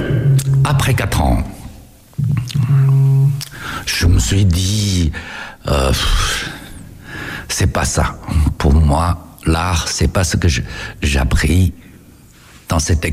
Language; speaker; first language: French; non-native, fluent; Chinese